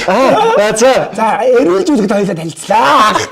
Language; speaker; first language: Mongolian; native; Mongolian